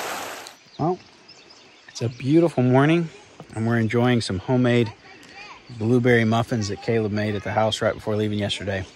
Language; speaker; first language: English; native; English